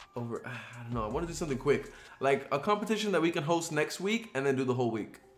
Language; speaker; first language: English; early bilingual, other home language; Spanish